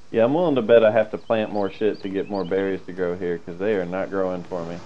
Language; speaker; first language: English; native; English